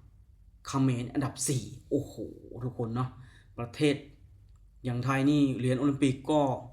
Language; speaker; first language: Thai; native; Thai